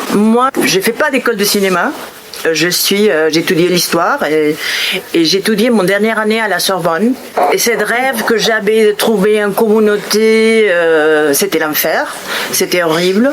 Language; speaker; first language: French; non-native, fluent; Spanish